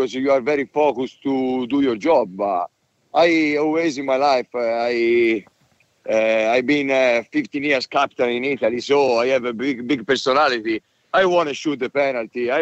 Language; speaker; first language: English; non-native, learner; Italian